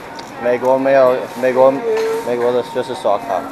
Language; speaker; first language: Chinese; native; Chinese